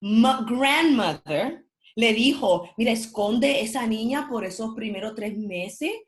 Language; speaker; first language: Spanish; early bilingual, heritage; Spanish